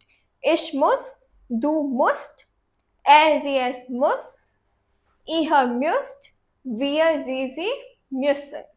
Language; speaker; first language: German; non-native, fluent; Hindi